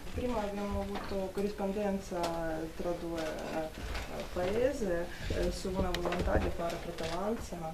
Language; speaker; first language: Italian; non-native, learner; Ukrainian